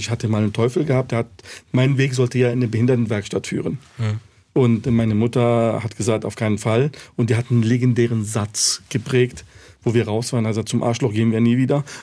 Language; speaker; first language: German; early bilingual, other home language; Arabic